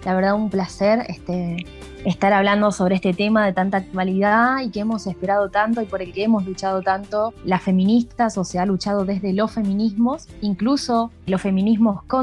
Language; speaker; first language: Spanish; native; Spanish